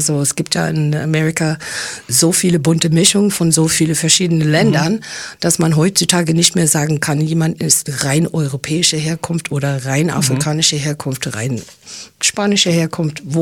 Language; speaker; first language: German; early bilingual, heritage; English